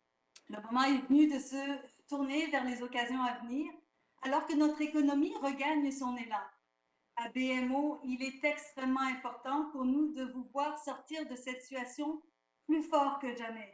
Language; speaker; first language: French; native; French